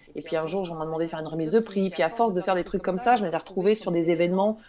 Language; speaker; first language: French; native; French